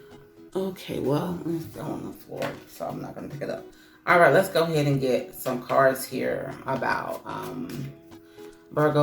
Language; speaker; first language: English; native; English